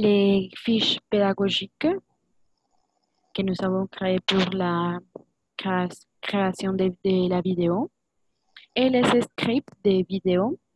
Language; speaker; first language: French; non-native, learner; Spanish